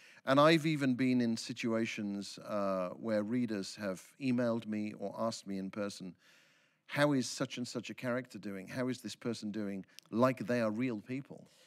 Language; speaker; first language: English; native; English